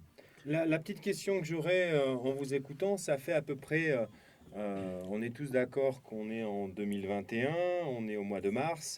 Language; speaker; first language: French; native; French